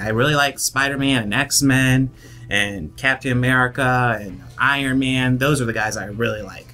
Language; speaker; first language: English; native; English